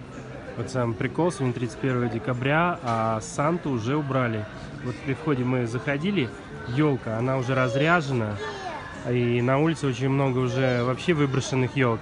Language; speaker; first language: Russian; native; Russian